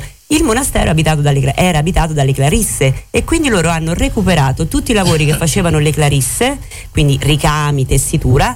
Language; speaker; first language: Italian; native; Italian